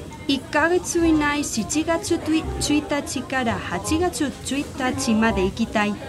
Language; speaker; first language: Japanese; non-native, learner; Spanish